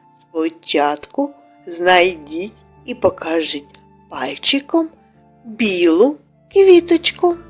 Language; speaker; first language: Ukrainian; native; Ukrainian